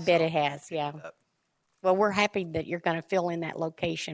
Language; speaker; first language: English; native; English